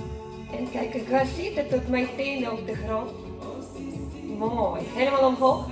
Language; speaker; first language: Dutch; non-native, learner; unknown